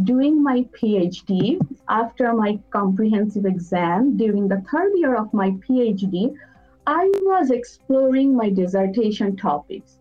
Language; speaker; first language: English; non-native, local second language; Bangla